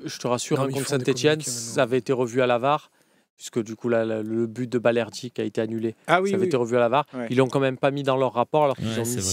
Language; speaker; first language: French; native; French